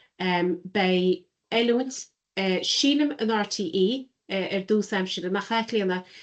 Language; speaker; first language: Irish; native; Irish